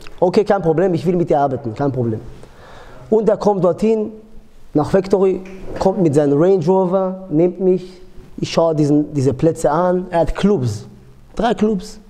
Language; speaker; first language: German; early bilingual, other home language; Georgian